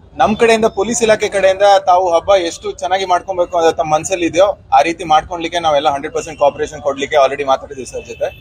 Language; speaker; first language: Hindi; non-native, local second language; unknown